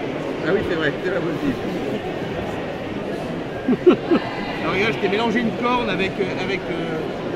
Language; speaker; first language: French; native; French